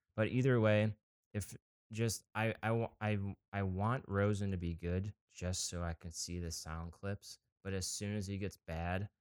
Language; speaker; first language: English; native; English